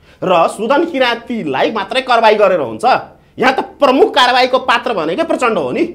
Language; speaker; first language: Nepali; non-native, local second language; Maithili